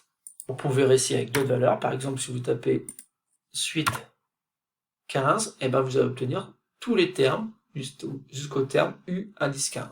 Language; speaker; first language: French; native; French